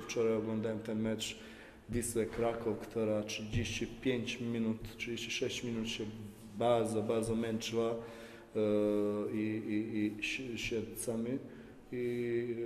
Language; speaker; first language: Polish; non-native, fluent; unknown